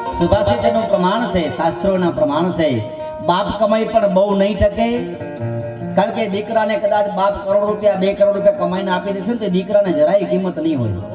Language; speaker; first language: Gujarati; non-native, local second language; Kachhi